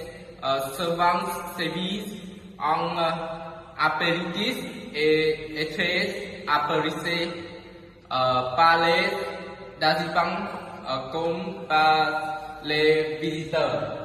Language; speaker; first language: French; non-native, learner; Vietnamese